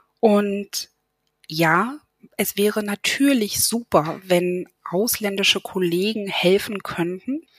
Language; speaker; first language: German; native; German